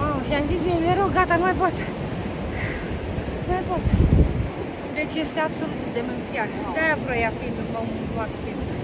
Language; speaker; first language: Romanian; native; Romanian